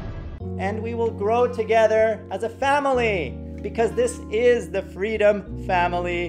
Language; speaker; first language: English; native; English